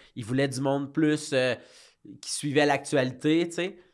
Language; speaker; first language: French; native; French